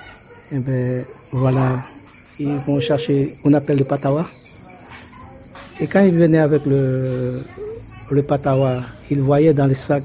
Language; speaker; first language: French; non-native, local second language; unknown